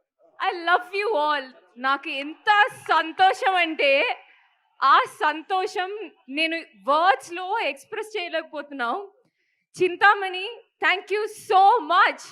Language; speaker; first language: Telugu; non-native, fluent; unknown